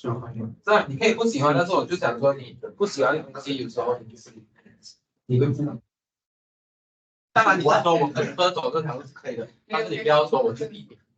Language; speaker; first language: Chinese; native; Chinese